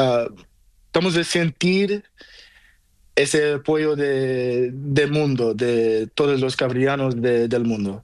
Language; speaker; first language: Spanish; non-native, learner; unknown